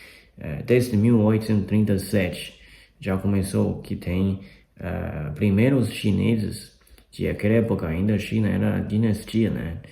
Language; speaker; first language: Portuguese; non-native, fluent; Chinese